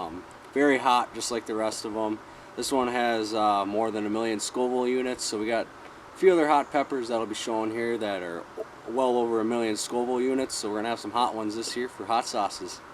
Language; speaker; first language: English; native; English